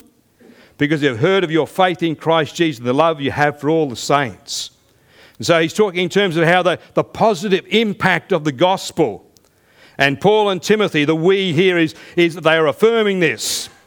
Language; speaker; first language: English; native; English